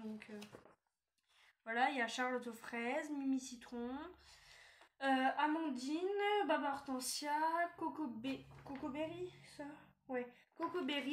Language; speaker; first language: French; native; French